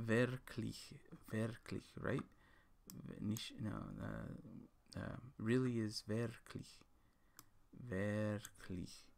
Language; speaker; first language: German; non-native, learner; English